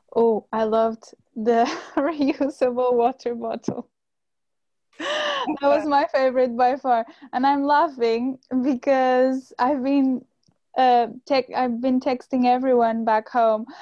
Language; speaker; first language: English; non-native, fluent; Portuguese